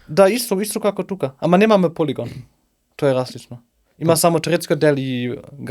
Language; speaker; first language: Macedonian; non-native, learner; German